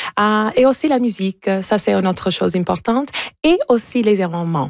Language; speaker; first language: French; early bilingual, heritage; English